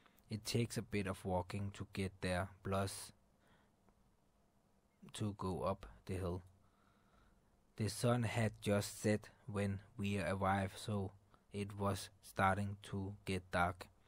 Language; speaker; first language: English; non-native, fluent; Danish